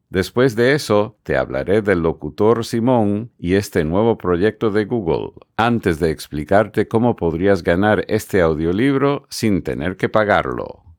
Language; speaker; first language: Spanish; non-native, fluent; English